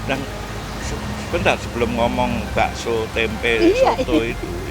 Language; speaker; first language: Indonesian; native; Indonesian